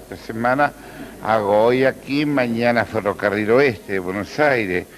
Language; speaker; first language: Spanish; native; Spanish